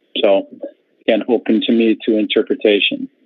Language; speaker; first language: English; native; English